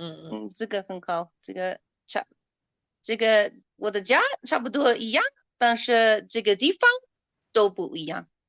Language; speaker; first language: Chinese; non-native, learner; English